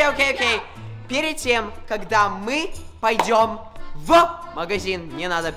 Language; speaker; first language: Russian; early bilingual, heritage; Russian